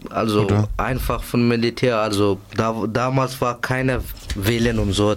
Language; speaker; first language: German; non-native, learner; Persian